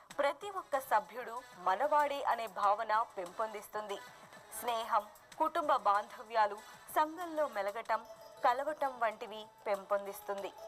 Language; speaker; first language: Telugu; early bilingual, heritage; Telugu